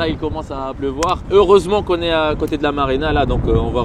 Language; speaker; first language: French; native; French